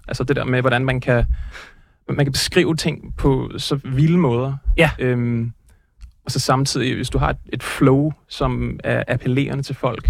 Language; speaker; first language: Danish; native; Danish